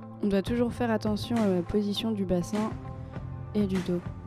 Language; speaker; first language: French; native; French